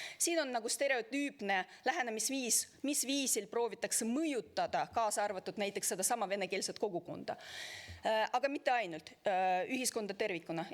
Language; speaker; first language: Estonian; non-native, local second language; Russian